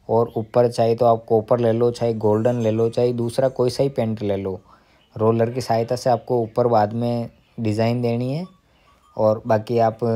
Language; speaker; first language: Hindi; native; Hindi